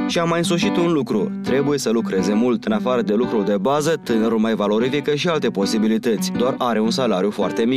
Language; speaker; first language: Romanian; native; Romanian